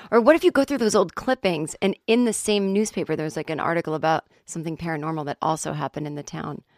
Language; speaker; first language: English; native; English